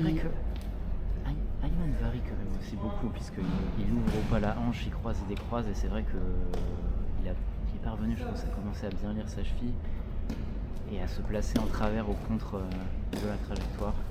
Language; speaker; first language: French; native; French